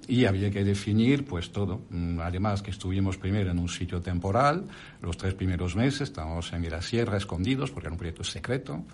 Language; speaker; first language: Spanish; non-native, fluent; French